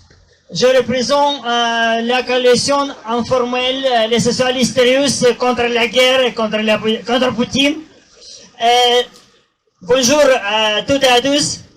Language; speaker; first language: French; non-native, learner; Russian